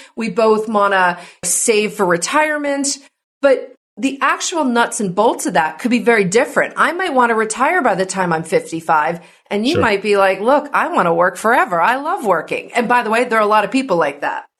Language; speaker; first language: English; native; English